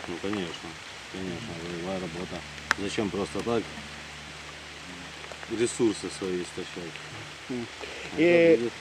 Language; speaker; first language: Russian; native; Russian